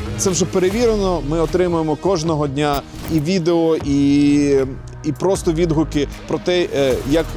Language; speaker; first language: Ukrainian; native; Ukrainian